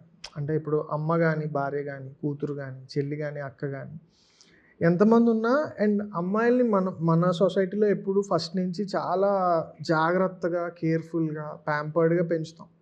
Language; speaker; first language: Telugu; native; Telugu